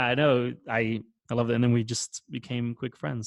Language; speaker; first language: English; native; English